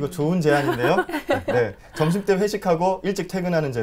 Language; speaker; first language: Korean; native; Korean